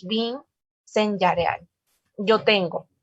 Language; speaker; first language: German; non-native, learner; Spanish